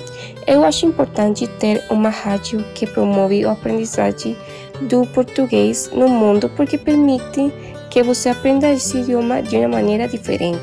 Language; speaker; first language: Portuguese; non-native, learner; Spanish